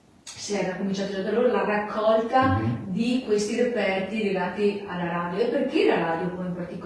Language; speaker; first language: Italian; native; Italian